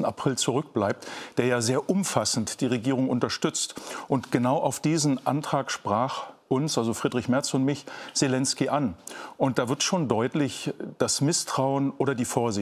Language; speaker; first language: German; native; German